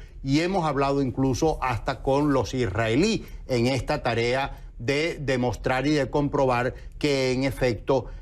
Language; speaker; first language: Spanish; native; Spanish